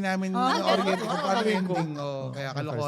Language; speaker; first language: Filipino; native; Filipino